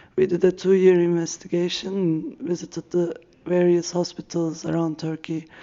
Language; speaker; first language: English; non-native, fluent; Turkish